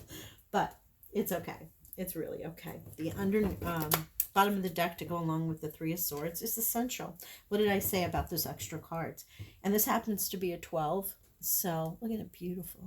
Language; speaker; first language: English; native; English